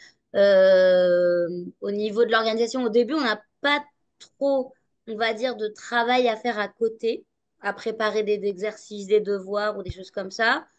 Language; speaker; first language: French; native; French